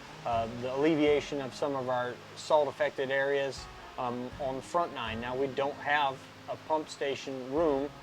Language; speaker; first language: English; native; English